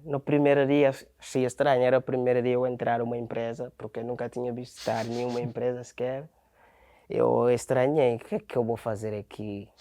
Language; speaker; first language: Portuguese; non-native, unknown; Akan